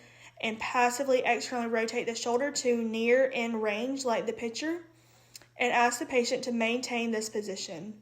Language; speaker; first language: English; native; English